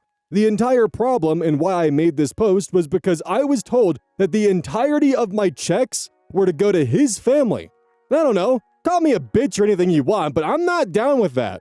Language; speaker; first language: English; native; English